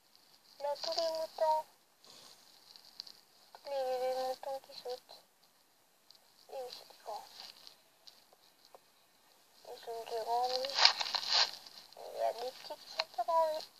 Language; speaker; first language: French; early bilingual, other home language; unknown